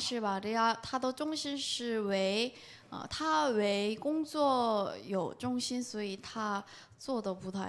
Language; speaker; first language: Chinese; non-native, fluent; Korean